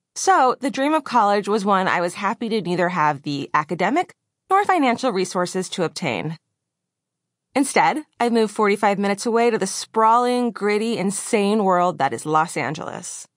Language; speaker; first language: English; native; English